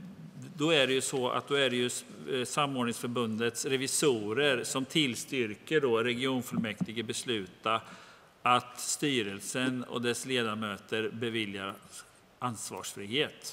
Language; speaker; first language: Swedish; native; Swedish